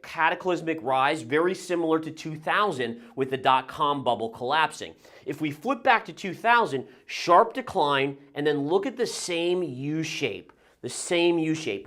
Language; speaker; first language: English; native; English